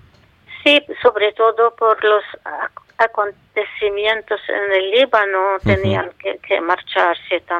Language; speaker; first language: Spanish; non-native, fluent; Arabic